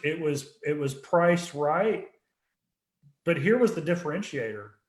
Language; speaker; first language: English; native; English